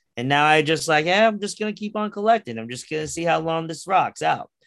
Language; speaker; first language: English; early bilingual, other home language; Filipino